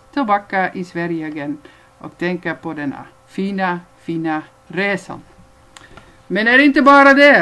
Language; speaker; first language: Swedish; non-native, fluent; Dutch